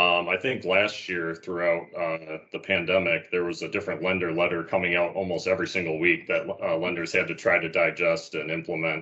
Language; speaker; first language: English; native; English